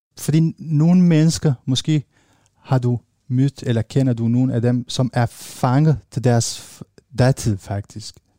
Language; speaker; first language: Danish; non-native, fluent; Arabic